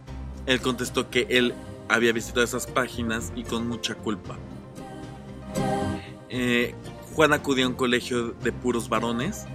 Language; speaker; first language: Spanish; native; Spanish